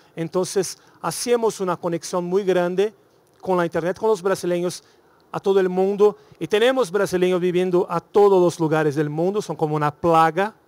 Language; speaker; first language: Spanish; non-native, learner; Portuguese